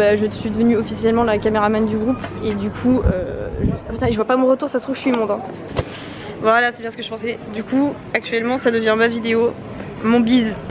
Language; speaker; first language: French; native; French